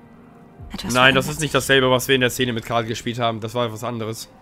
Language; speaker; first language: German; native; German